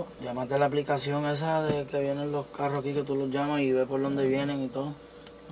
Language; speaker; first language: Spanish; native; Spanish